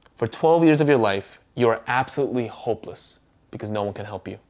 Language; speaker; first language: English; early bilingual, other home language; Korean